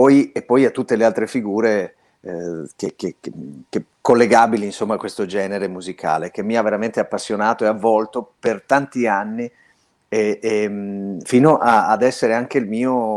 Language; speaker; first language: Italian; native; Italian